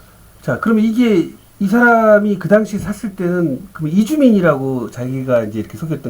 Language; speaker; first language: Korean; native; Korean